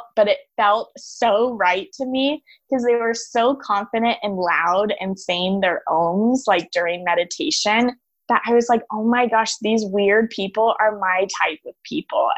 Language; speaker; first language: English; native; English